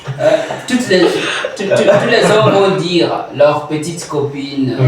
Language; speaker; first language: French; non-native, learner; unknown